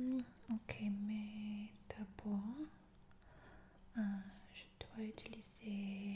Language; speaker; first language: French; non-native, fluent; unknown